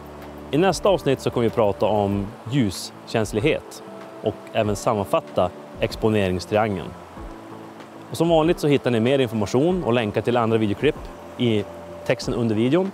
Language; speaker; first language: Swedish; native; Swedish